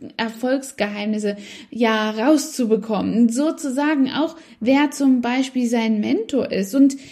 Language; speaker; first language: German; native; German